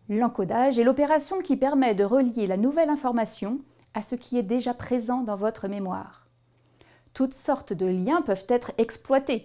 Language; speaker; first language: French; native; French